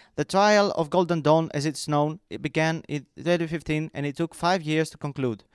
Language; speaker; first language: English; non-native, fluent; Greek